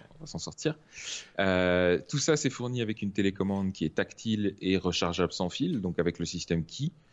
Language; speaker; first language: French; native; French